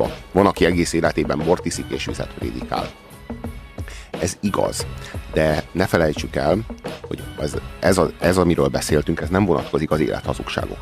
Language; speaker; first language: Hungarian; native; Hungarian